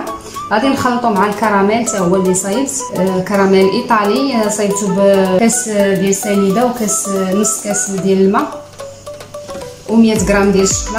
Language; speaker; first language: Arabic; native; Arabic